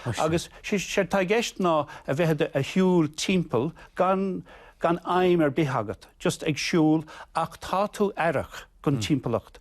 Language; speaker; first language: Irish; non-native, local second language; English